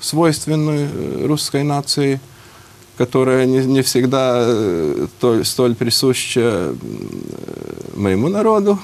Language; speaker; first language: Russian; non-native, local second language; Latvian